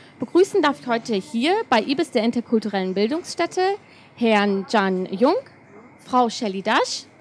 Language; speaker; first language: German; native; German